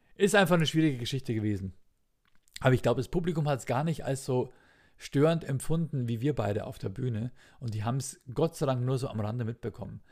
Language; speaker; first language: German; native; German